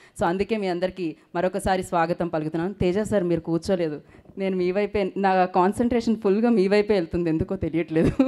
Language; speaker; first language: Telugu; native; Telugu